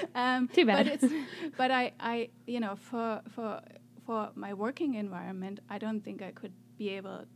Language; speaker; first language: English; non-native, fluent; German